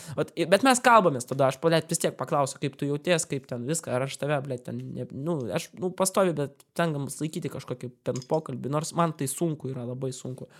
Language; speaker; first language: Lithuanian; non-native, local second language; Russian